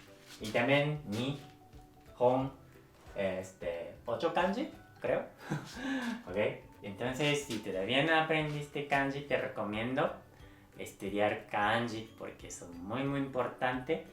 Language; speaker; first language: Spanish; non-native, fluent; Japanese